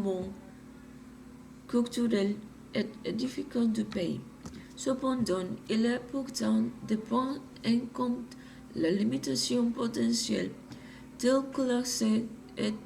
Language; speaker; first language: French; non-native, learner; Spanish